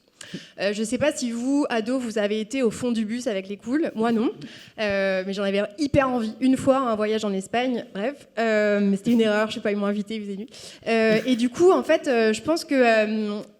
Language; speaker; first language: French; native; French